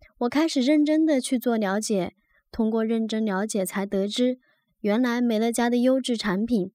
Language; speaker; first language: Chinese; native; Chinese